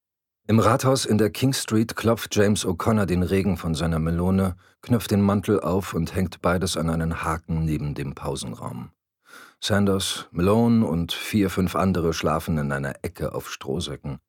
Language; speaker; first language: German; native; German